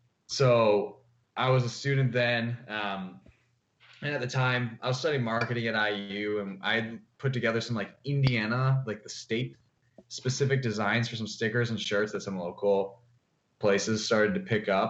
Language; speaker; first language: English; native; English